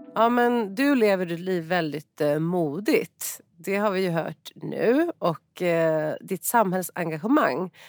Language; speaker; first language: Swedish; native; Swedish